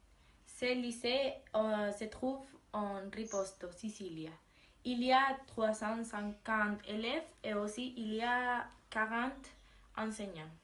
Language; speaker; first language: French; non-native, learner; Spanish